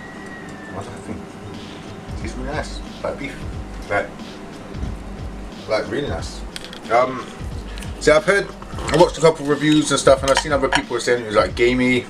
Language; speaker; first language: English; native; English